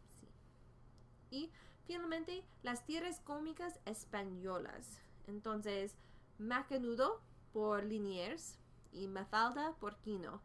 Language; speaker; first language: Spanish; non-native, fluent; English